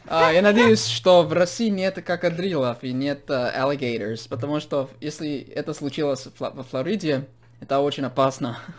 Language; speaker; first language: Russian; non-native, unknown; English